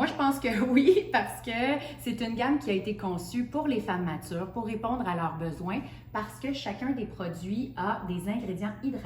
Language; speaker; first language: French; native; French